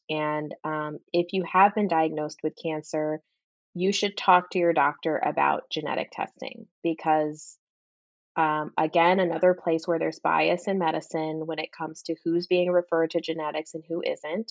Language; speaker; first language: English; native; English